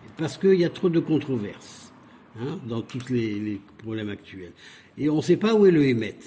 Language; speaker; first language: French; native; French